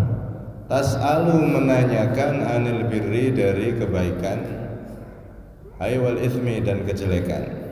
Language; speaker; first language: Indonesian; non-native, local second language; Javanese